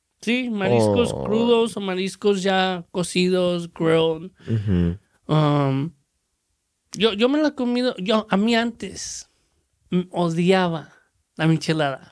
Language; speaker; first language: Spanish; early bilingual, heritage; Spanish